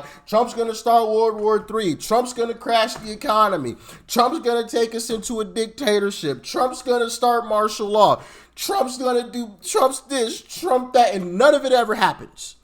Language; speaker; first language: English; native; English